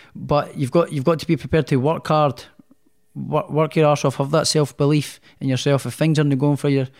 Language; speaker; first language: English; native; English